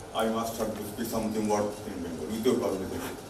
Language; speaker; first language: English; non-native, local second language; Bangla